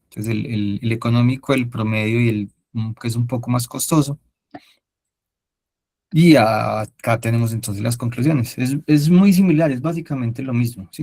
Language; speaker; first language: Spanish; native; Spanish